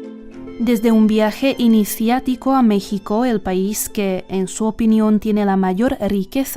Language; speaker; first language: Spanish; native; Spanish